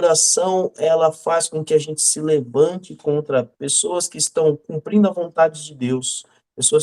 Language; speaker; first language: Portuguese; native; Portuguese